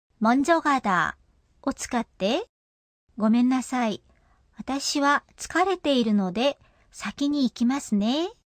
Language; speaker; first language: Japanese; non-native, fluent; Korean